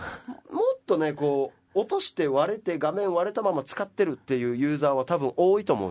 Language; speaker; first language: Japanese; native; Japanese